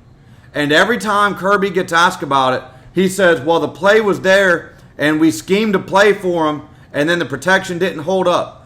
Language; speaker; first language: English; native; English